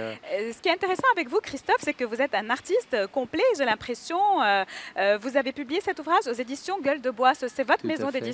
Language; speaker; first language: French; native; French